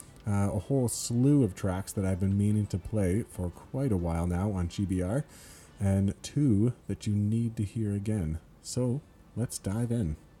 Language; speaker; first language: English; native; English